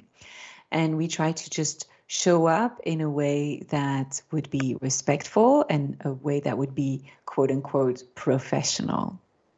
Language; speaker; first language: English; non-native, fluent; French